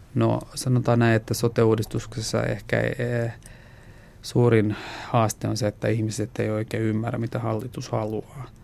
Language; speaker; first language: Finnish; non-native, local second language; Swedish